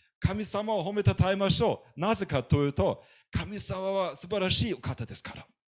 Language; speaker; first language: Japanese; non-native, fluent; German